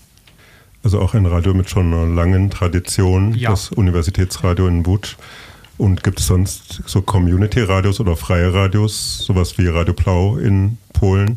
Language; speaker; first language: German; native; German